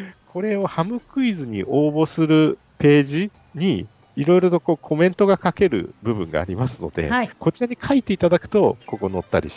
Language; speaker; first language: Japanese; native; Japanese